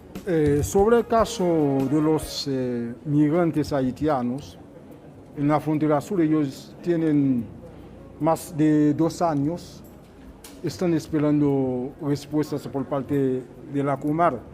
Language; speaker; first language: Spanish; non-native, fluent; Haitian Creole